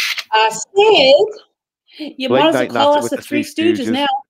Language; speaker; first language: English; native; English